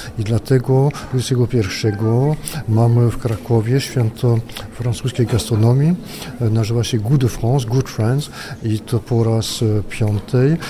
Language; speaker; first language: Polish; non-native, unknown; French